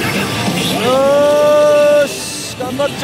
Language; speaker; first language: Japanese; native; Japanese